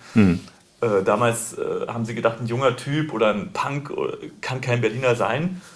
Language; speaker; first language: German; native; German